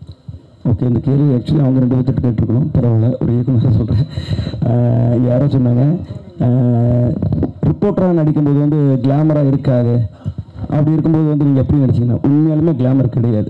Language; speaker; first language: Tamil; native; Tamil